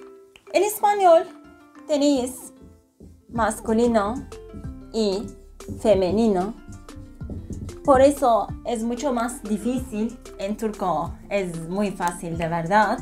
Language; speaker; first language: Spanish; non-native, fluent; Turkish